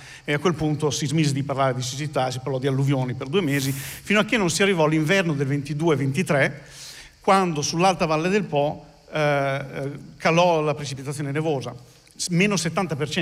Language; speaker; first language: Italian; native; Italian